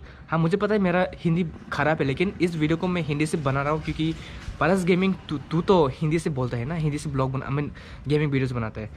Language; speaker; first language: Hindi; non-native, local second language; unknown